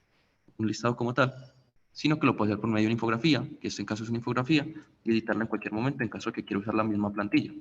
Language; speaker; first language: Spanish; native; Spanish